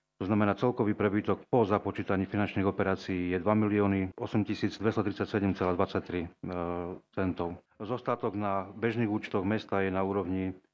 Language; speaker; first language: Slovak; native; Slovak